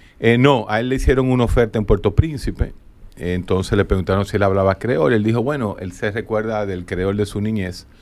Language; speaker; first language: Spanish; native; Spanish